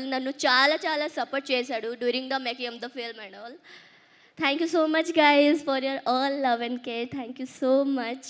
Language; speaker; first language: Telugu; early bilingual, heritage; Telugu